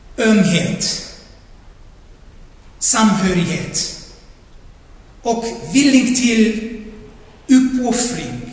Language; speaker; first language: Swedish; non-native, fluent; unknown